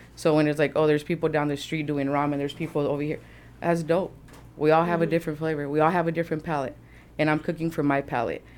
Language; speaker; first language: English; early bilingual, other home language; Spanish